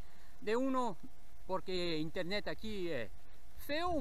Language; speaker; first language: Spanish; non-native, learner; French